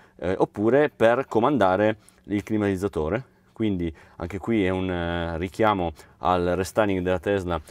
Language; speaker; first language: Italian; native; Italian